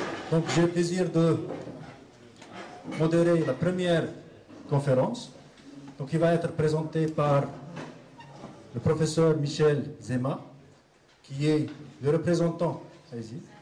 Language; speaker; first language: French; non-native, local second language; Arabic